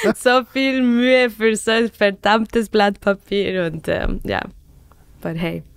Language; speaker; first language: German; non-native, fluent; Spanish